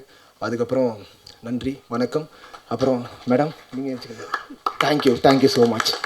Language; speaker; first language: Tamil; native; Tamil